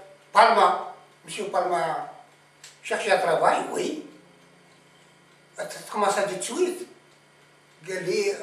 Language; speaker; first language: French; non-native, learner; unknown